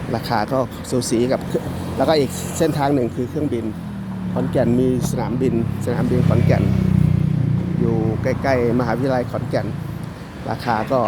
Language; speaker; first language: Thai; native; Thai